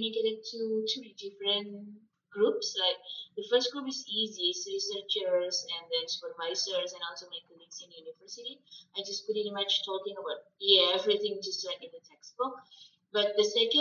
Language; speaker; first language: English; non-native, fluent; Malay